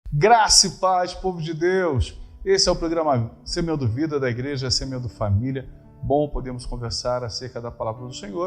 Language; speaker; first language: Portuguese; native; Portuguese